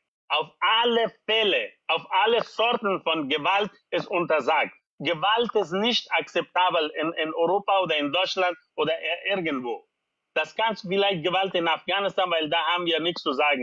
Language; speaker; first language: German; non-native, fluent; Persian